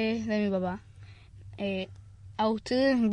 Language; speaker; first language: Spanish; early bilingual, other home language; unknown